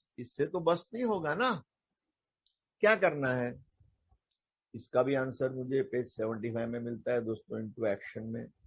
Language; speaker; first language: Hindi; non-native, local second language; Marathi